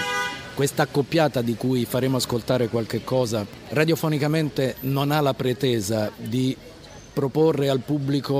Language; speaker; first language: Italian; native; Italian